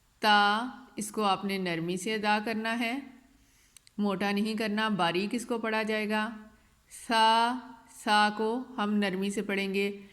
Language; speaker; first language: Urdu; non-native, local second language; Punjabi